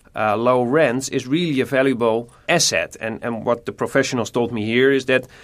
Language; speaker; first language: English; non-native, fluent; Dutch